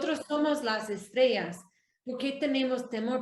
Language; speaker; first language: Spanish; non-native, learner; English